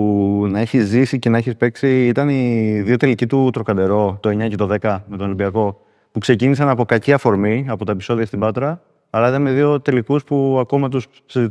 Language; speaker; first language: Greek; native; Greek